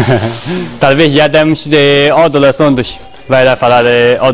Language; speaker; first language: Portuguese; non-native, learner; Chinese